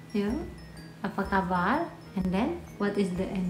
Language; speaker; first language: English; non-native, fluent; Indonesian